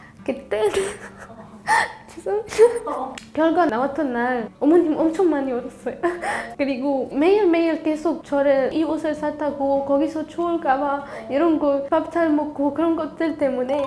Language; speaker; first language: Korean; non-native, fluent; Arabic